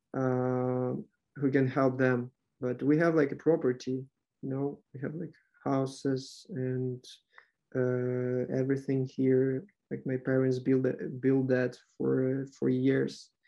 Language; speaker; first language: English; non-native, learner; Ukrainian